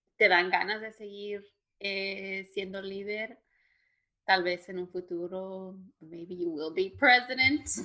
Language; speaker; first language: Spanish; native; Spanish